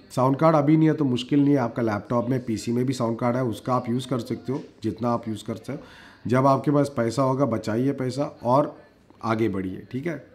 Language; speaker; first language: Hindi; native; Hindi